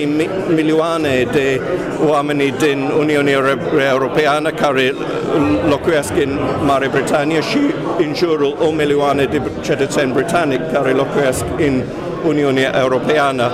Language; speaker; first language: Romanian; non-native, fluent; English